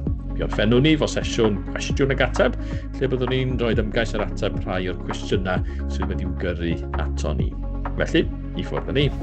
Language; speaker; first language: Welsh; native; Welsh